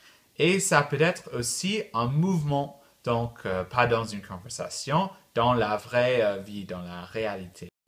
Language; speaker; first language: French; non-native, fluent; English